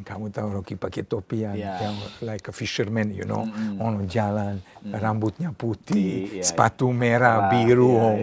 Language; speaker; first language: Indonesian; non-native, fluent; Serbian